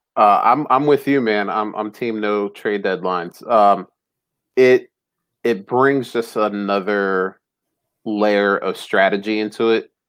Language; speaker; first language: English; native; English